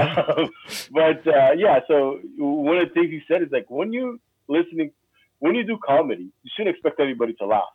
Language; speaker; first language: English; native; English